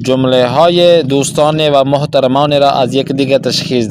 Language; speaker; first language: Persian; non-native, fluent; Urdu